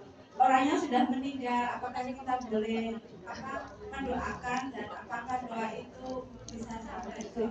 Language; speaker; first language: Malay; non-native, local second language; Javanese